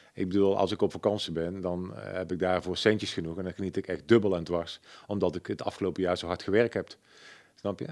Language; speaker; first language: Dutch; native; Dutch